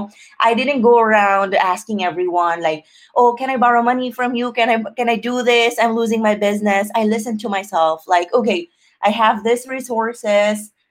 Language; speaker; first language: English; non-native, local second language; Filipino